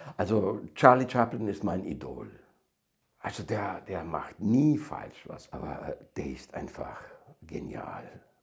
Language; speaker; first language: German; non-native, fluent; Georgian